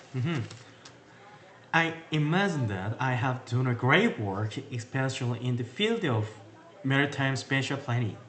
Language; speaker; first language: English; non-native, learner; Korean